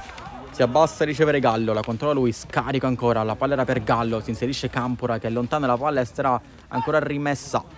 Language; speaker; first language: Italian; native; Italian